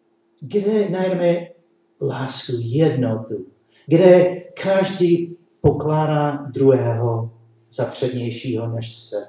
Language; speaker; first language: Czech; non-native, learner; English